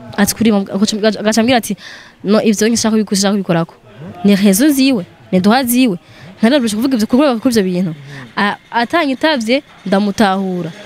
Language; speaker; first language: Rundi; non-native, local second language; Swahili